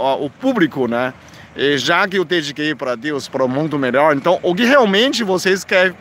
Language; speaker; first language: Portuguese; non-native, fluent; Chinese